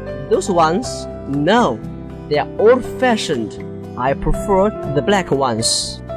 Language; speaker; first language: English; non-native, fluent; Chinese